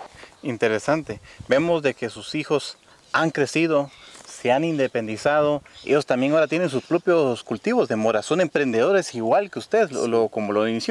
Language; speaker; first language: Spanish; native; Spanish